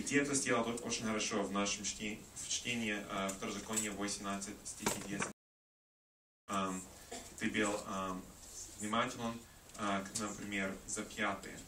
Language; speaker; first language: Russian; non-native, learner; English